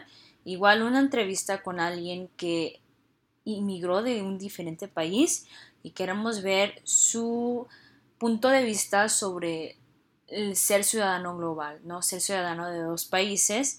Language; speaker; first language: Spanish; early bilingual, heritage; Spanish